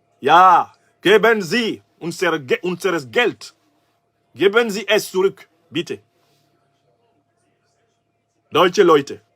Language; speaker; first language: German; non-native, learner; French